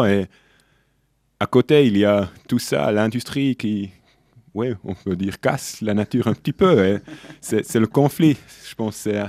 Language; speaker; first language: French; non-native, local second language; German